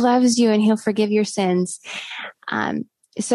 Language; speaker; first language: English; native; English